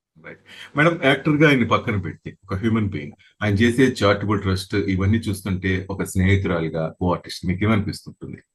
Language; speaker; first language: Telugu; native; Telugu